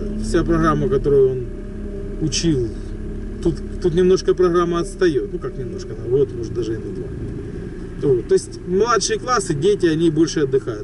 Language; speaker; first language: Russian; native; Russian